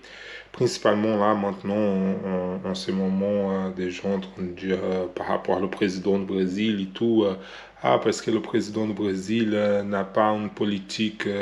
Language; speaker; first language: French; non-native, learner; Portuguese